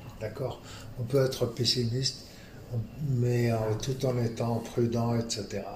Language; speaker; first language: French; non-native, local second language; Arabic